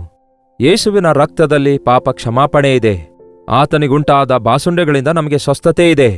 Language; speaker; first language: Kannada; native; Kannada